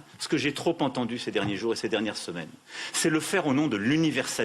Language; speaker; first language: French; native; French